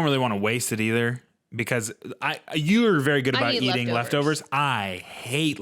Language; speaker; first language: English; native; English